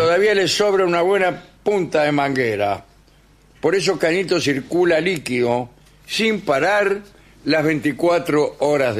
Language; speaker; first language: Spanish; native; Spanish